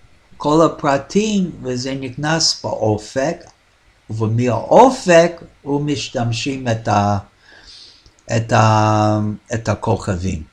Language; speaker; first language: Hebrew; non-native, fluent; English